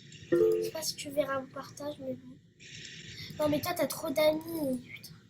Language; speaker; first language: French; native; French